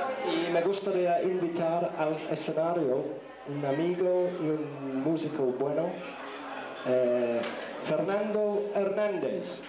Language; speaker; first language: Spanish; non-native, learner; English